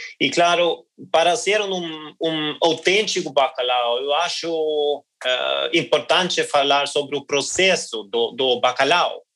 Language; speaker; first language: Portuguese; non-native, learner; Norwegian